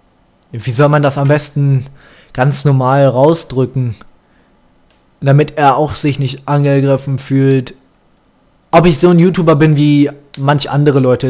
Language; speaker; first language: German; native; German